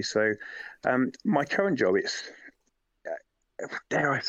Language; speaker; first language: English; native; English